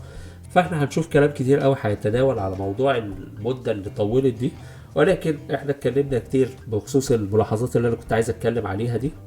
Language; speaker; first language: Arabic; native; Arabic